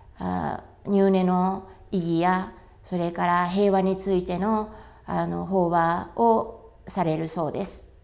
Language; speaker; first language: Japanese; native; Japanese